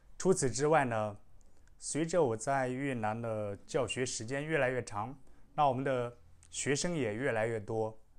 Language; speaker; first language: Chinese; native; Chinese